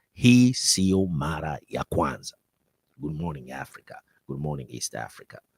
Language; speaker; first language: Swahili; native; Swahili